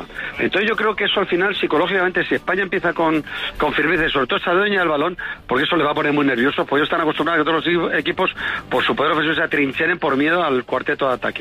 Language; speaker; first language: Spanish; native; Spanish